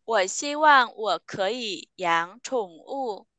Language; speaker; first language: Chinese; non-native, fluent; Vietnamese